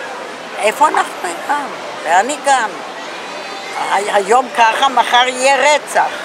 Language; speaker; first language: Hebrew; non-native, fluent; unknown